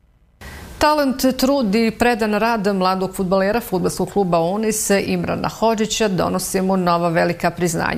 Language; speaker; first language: Serbian; native; Serbian